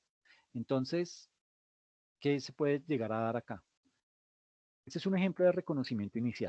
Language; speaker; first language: Spanish; native; Spanish